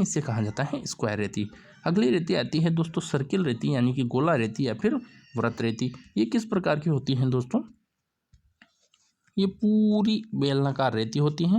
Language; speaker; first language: Hindi; native; Hindi